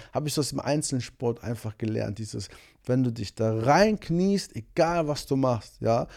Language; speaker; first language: German; early bilingual, other home language; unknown